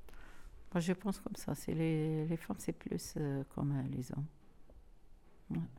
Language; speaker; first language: French; non-native, learner; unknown